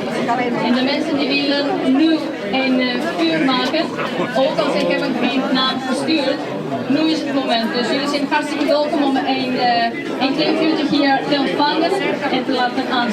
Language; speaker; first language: Dutch; non-native, fluent; Spanish